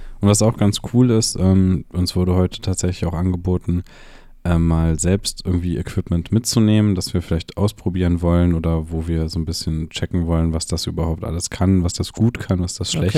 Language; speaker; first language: German; native; German